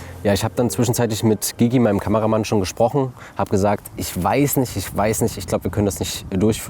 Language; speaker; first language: German; native; German